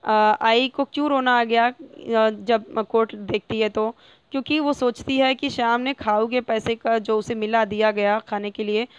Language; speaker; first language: Hindi; non-native, local second language; Marathi